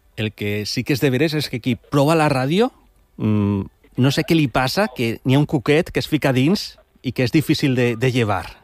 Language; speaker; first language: Catalan; native; Catalan